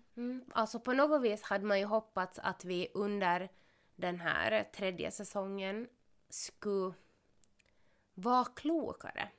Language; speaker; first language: Swedish; native; Swedish